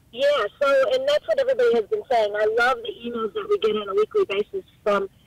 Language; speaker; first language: English; native; English